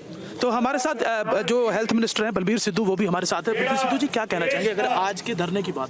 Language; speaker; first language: Hindi; native; Hindi